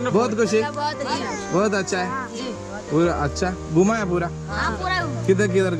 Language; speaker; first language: Hindi; non-native, local second language; Malayalam